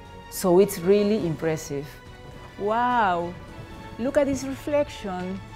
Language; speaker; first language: English; non-native, fluent; Spanish